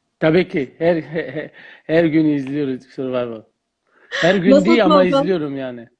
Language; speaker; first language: Turkish; non-native, learner; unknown